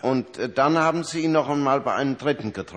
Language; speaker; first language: German; native; German